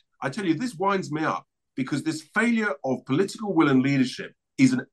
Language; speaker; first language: English; native; English